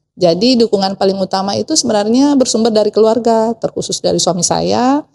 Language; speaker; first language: Indonesian; native; Indonesian